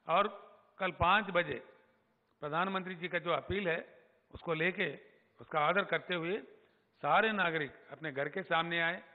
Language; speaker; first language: Hindi; non-native, local second language; Telugu